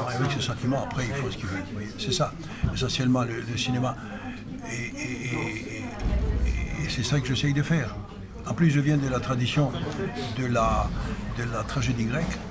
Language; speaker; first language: French; non-native, fluent; Greek